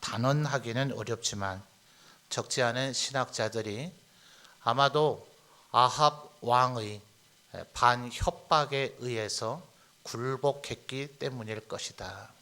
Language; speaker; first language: Korean; native; Korean